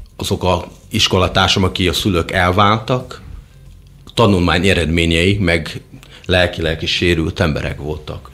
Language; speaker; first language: Hungarian; non-native, fluent; Portuguese